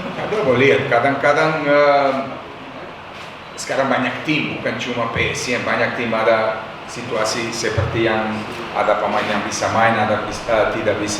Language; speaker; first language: Indonesian; non-native, fluent; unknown